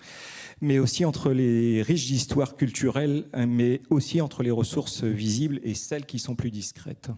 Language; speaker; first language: French; native; French